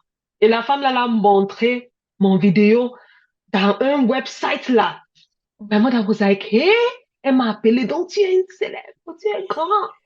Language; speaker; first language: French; non-native, learner; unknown